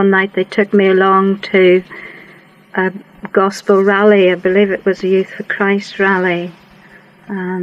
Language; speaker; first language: English; native; English